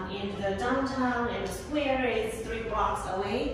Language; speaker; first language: English; non-native, fluent; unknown